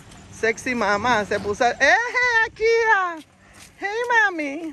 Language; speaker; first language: Spanish; native; Spanish